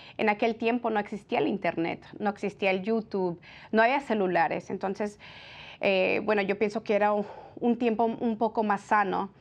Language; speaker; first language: Spanish; early bilingual, heritage; Spanish